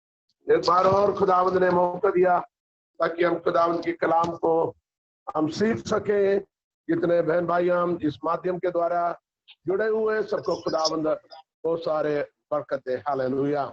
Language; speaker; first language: Hindi; non-native, local second language; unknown